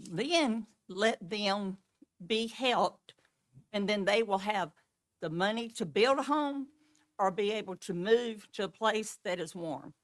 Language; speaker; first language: English; native; English